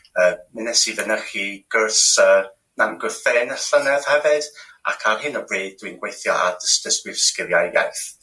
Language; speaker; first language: Welsh; non-native, local second language; English